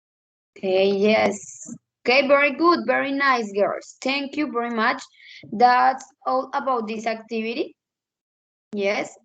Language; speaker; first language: English; non-native, fluent; Spanish